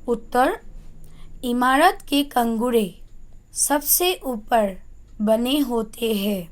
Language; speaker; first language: Hindi; non-native, local second language; Assamese